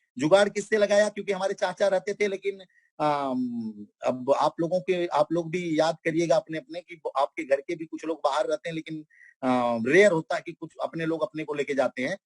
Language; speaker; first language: Hindi; non-native, local second language; Bhojpuri